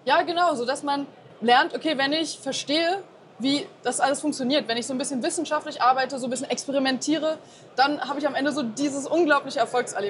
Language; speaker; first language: German; native; German